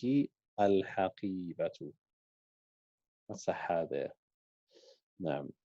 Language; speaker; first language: Arabic; non-native, fluent; English